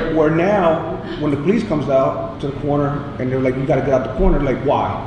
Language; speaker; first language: English; native; English